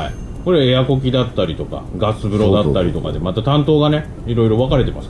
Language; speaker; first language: Japanese; native; Japanese